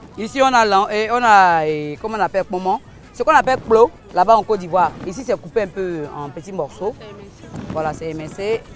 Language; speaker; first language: French; non-native, local second language; Yoruba